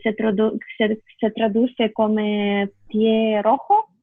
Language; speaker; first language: Spanish; non-native, fluent; Russian